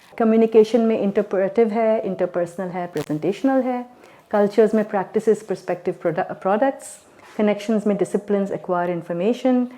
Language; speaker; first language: Urdu; native; Urdu